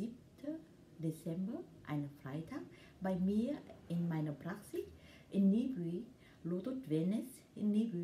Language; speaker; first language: German; non-native, learner; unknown